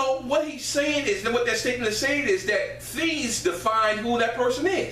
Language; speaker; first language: English; native; English